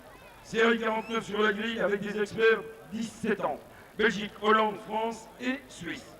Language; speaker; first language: French; native; French